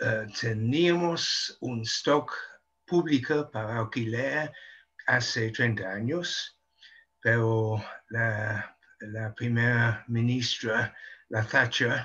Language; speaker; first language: Spanish; non-native, fluent; English